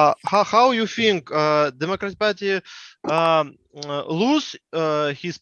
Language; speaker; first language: English; non-native, learner; Russian